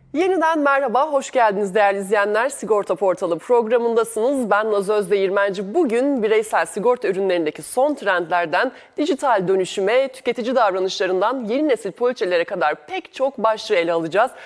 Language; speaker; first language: Turkish; native; Turkish